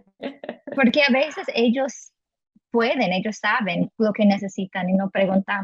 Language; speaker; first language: Spanish; non-native, fluent; English